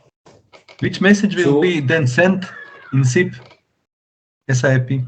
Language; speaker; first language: English; non-native, learner; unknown